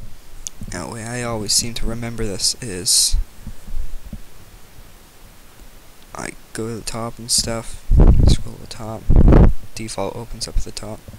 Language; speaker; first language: English; native; English